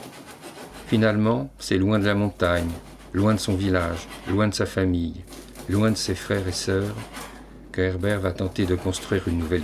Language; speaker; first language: French; native; French